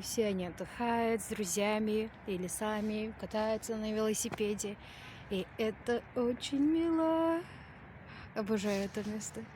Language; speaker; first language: Russian; non-native, local second language; Kyrgyz